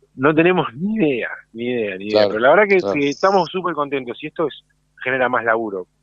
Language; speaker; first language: Spanish; native; Spanish